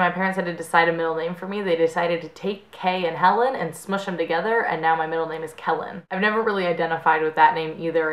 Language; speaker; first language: English; native; English